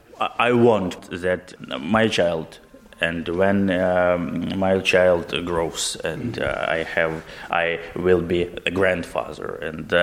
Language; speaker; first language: English; non-native, learner; Ukrainian